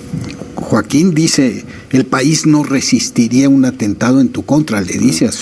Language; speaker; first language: Spanish; native; Spanish